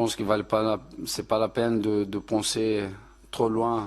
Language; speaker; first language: French; non-native, fluent; Portuguese